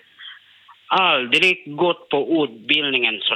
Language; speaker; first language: Swedish; non-native, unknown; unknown